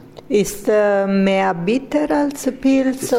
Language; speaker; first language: German; non-native, fluent; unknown